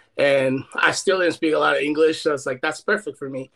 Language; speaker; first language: English; non-native, fluent; Spanish